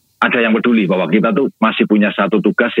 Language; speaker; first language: Indonesian; native; Indonesian